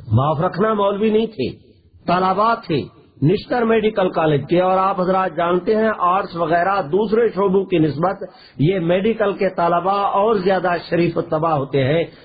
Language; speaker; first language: Urdu; non-native, local second language; Saraiki